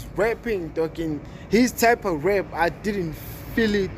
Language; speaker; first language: English; non-native, local second language; North Ndebele